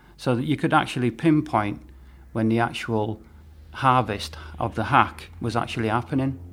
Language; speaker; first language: English; native; English